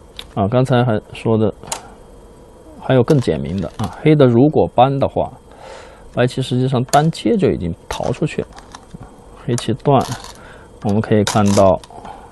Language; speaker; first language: Chinese; native; Chinese